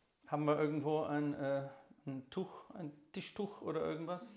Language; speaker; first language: German; non-native, fluent; English